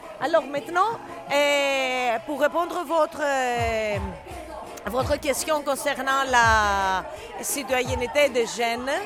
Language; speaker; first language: French; non-native, fluent; Greek